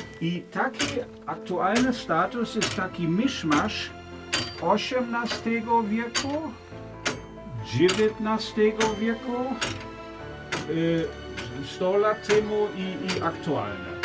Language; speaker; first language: Polish; non-native, learner; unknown